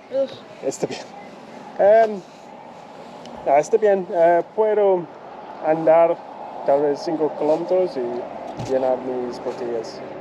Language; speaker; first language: Spanish; non-native, learner; English